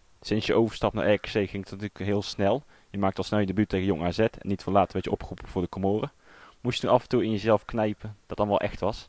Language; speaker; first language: Dutch; native; Dutch